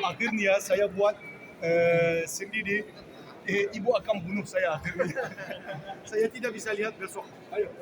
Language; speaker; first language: Indonesian; non-native, learner; Turkish